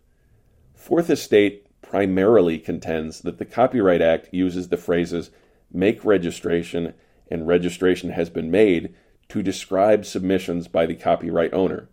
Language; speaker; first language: English; native; English